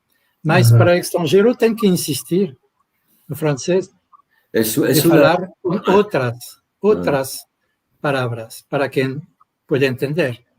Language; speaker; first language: Portuguese; non-native, fluent; French